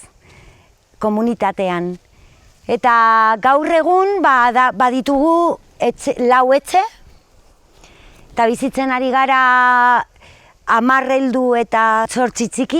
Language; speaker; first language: Basque; non-native, local second language; Spanish